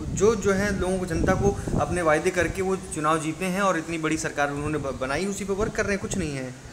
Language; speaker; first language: Hindi; native; Hindi